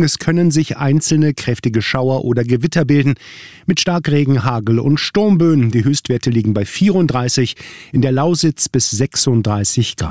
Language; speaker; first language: German; native; German